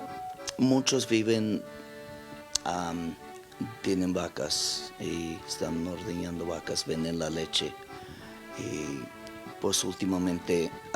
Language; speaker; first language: Spanish; non-native, local second language; Plautdietsch